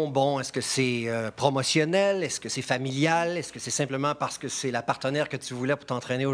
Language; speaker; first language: French; native; French